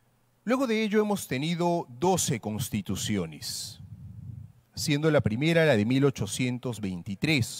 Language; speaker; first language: Spanish; native; Spanish